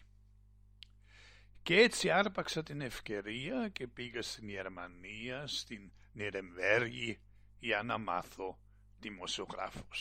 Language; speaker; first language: Greek; non-native, fluent; German